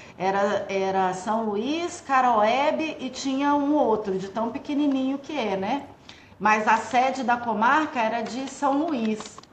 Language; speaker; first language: Portuguese; native; Portuguese